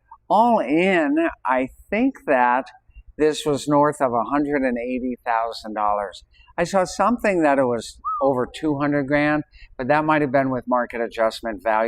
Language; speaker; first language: English; native; English